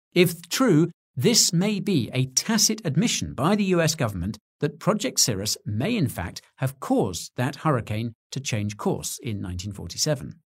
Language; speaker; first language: English; native; English